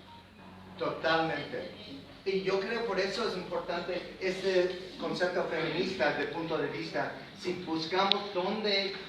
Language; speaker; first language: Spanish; non-native, fluent; English